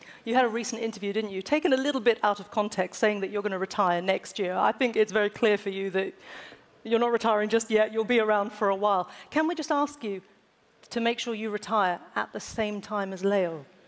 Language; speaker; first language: English; native; English